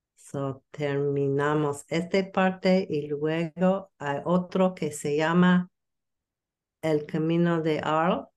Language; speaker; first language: Spanish; non-native, learner; English